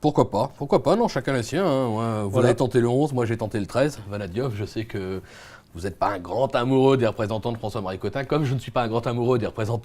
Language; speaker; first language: French; native; French